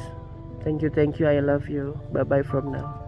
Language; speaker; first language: English; non-native, learner; Indonesian